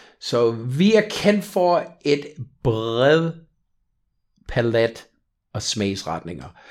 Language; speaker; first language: Danish; non-native, fluent; English